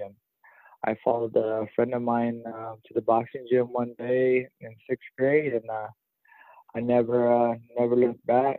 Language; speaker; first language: English; native; English